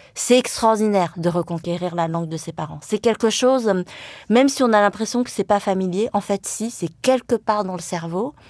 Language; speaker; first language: French; early bilingual, other home language; Vietnamese